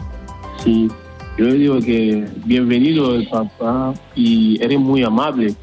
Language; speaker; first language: Spanish; non-native, learner; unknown